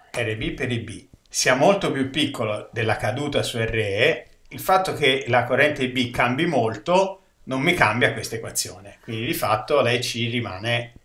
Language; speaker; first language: Italian; native; Italian